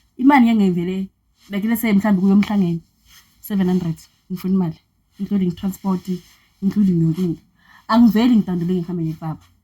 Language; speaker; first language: Zulu; non-native, local second language; Xhosa